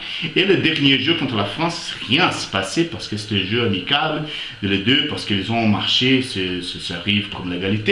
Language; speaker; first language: French; non-native, fluent; Portuguese